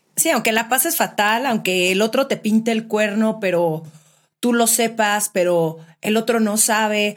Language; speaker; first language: Spanish; native; Spanish